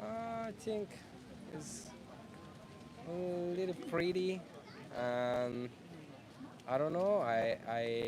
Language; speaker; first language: English; non-native, learner; Italian